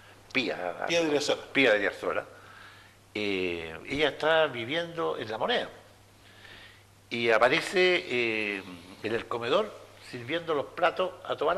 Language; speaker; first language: Spanish; native; Spanish